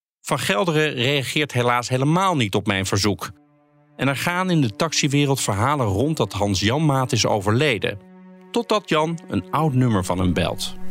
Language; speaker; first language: Dutch; native; Dutch